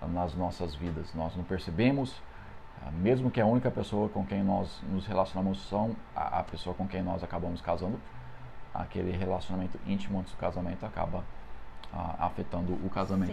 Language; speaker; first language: Portuguese; non-native, fluent; English